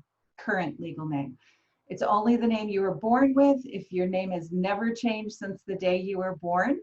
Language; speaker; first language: English; native; English